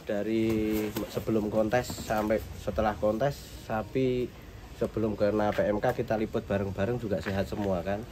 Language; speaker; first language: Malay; non-native, local second language; Javanese